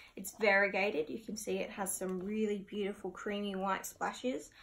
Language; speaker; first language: English; native; English